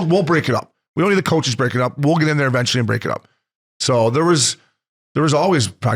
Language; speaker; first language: English; native; English